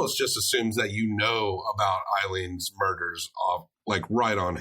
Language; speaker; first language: English; native; English